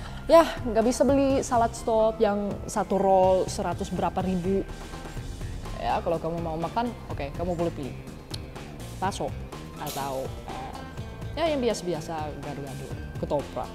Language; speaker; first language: Indonesian; non-native, fluent; Dutch